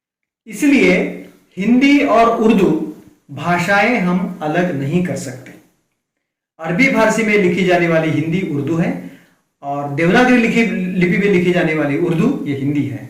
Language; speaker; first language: Hindi; non-native, local second language; Konkani